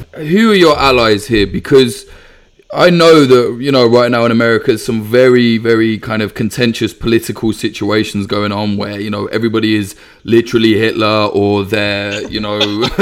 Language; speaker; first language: English; native; English